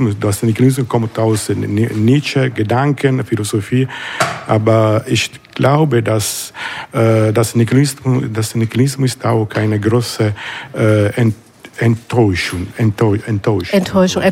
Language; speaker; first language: German; non-native, learner; Italian